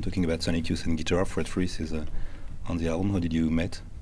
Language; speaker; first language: English; non-native, fluent; French